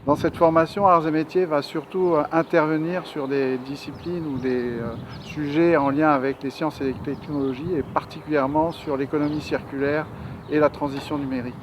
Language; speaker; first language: French; native; French